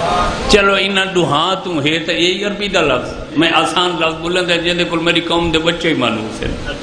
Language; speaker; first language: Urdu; non-native, local second language; Punjabi